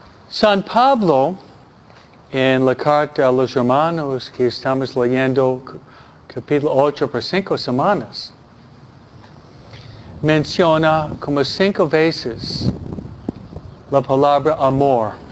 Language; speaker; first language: Spanish; non-native, fluent; English